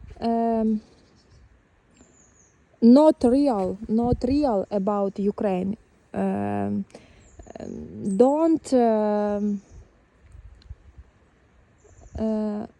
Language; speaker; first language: English; non-native, learner; Ukrainian